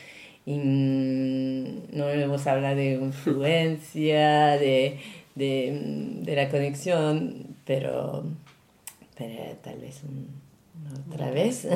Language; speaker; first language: Spanish; non-native, learner; French